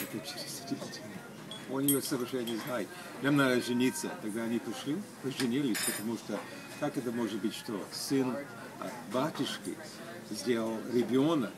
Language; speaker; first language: Russian; early bilingual, heritage; Russian